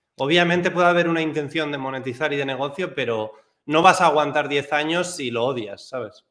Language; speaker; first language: Spanish; native; Spanish